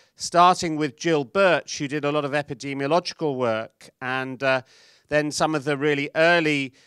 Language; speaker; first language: English; native; English